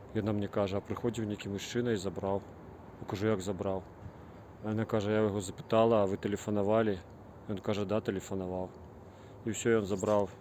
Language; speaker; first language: Belarusian; native; Belarusian